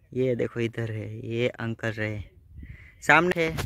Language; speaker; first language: Hindi; non-native, local second language; Gujarati